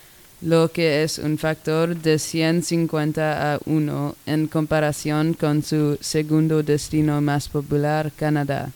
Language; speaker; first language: Spanish; non-native, learner; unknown